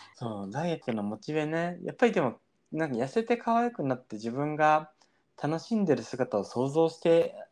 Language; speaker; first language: Japanese; early bilingual, heritage; Japanese